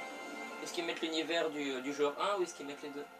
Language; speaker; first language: French; native; French